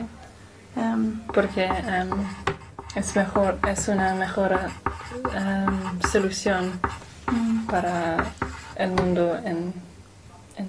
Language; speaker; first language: Spanish; non-native, learner; English